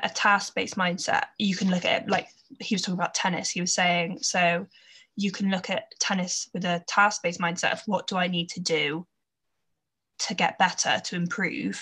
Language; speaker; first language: English; native; English